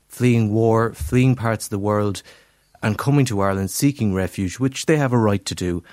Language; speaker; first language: English; native; English